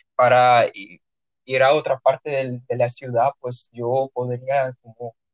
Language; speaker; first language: Spanish; non-native, fluent; Russian